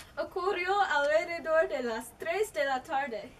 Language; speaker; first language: Spanish; non-native, learner; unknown